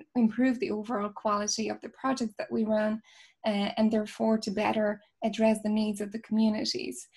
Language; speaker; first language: English; non-native, fluent; Polish